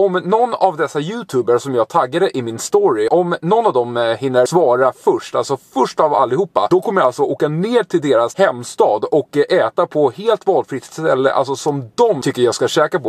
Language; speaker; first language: Swedish; native; Swedish